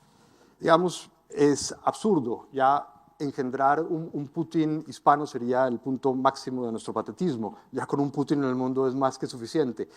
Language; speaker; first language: Spanish; native; Spanish